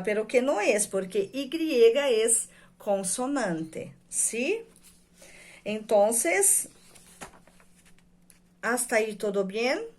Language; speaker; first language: Spanish; non-native, fluent; Portuguese